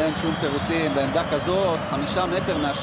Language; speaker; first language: Hebrew; native; Hebrew